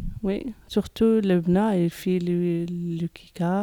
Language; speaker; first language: French; non-native, learner; Arabic